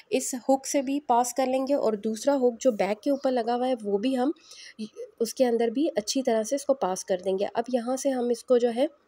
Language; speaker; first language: Hindi; native; Hindi